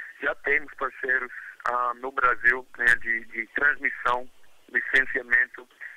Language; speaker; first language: Portuguese; non-native, fluent; English